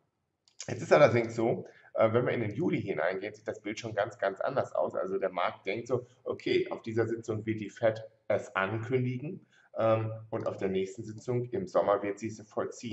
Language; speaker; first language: German; native; German